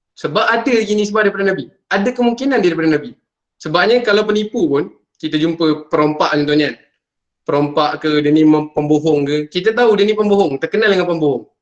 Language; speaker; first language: Malay; native; Malay